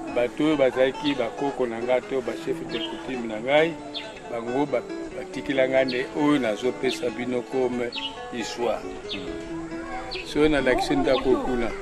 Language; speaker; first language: Lingala; non-native, local second language; Kongo